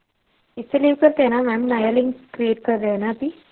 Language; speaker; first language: Hindi; non-native, local second language; Marathi